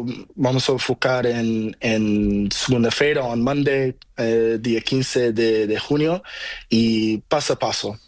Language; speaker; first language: Spanish; non-native, learner; Portuguese